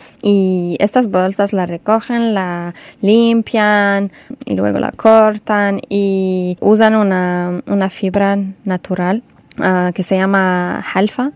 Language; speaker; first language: Spanish; non-native, fluent; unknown